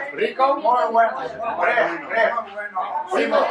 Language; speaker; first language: Spanish; non-native, learner; English